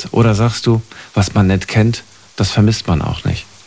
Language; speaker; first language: German; native; German